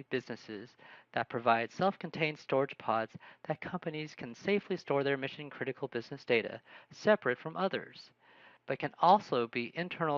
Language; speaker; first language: English; native; English